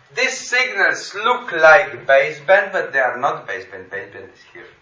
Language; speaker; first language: English; non-native, fluent; Slovenian